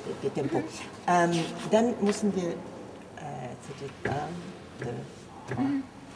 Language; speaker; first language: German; non-native, learner; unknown